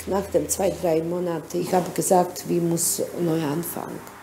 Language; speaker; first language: German; non-native, learner; Bosnian